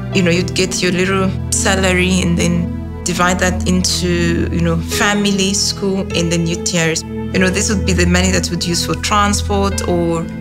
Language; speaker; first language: English; non-native, local second language; Kinyarwanda